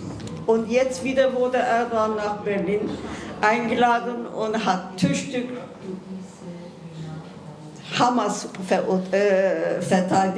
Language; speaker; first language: German; non-native, fluent; Kurdish